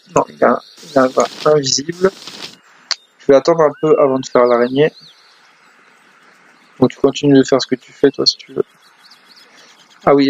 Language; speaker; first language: French; native; French